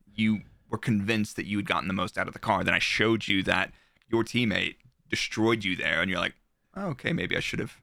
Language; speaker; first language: English; native; English